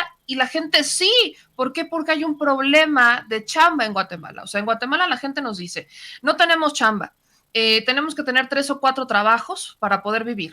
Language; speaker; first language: Spanish; native; Spanish